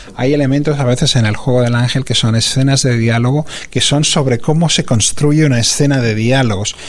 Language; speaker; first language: Spanish; native; Spanish